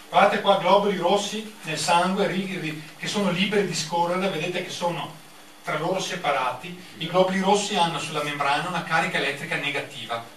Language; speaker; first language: Italian; native; Italian